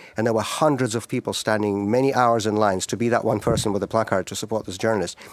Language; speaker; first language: English; non-native, fluent; Russian